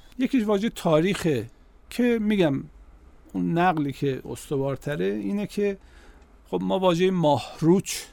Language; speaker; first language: Persian; native; Persian